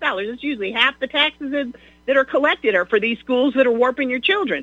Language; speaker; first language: English; native; English